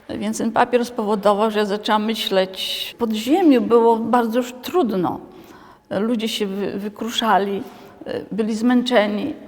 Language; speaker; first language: Polish; native; Polish